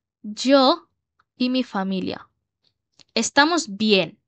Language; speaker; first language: Spanish; non-native, learner; Bangla